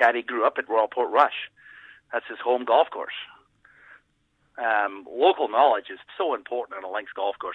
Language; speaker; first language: English; native; English